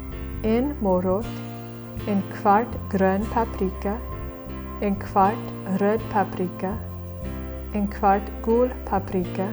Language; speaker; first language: Swedish; non-native, fluent; English